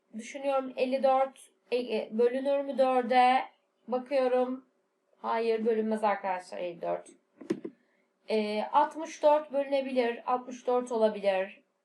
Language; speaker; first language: Turkish; native; Turkish